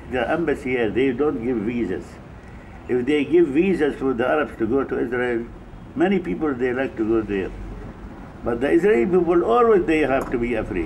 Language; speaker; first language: English; non-native, fluent; Arabic